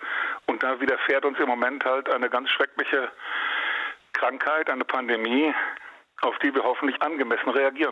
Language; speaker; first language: German; native; German